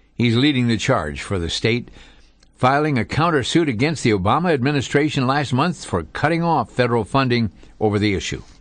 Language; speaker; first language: English; native; English